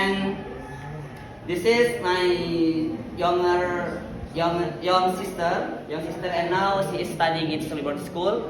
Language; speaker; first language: English; non-native, learner; Indonesian